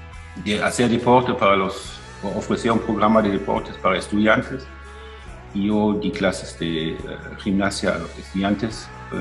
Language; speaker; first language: Spanish; non-native, fluent; German